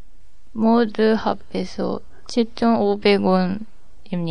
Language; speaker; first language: Korean; non-native, learner; Japanese